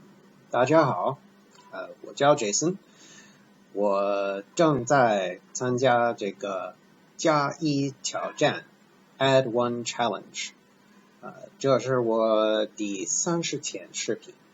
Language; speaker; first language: Chinese; non-native, fluent; English